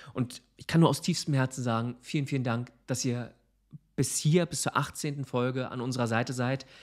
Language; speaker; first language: German; native; German